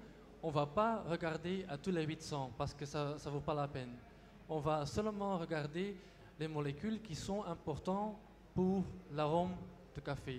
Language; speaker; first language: French; non-native, local second language; Dutch